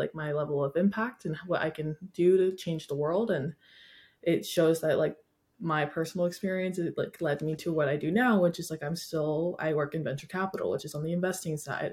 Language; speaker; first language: English; native; English